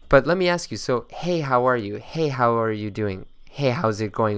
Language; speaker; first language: English; native; English